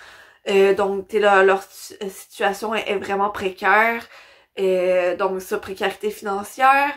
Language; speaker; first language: French; native; French